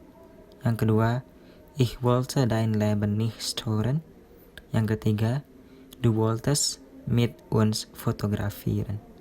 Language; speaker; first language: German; non-native, learner; Indonesian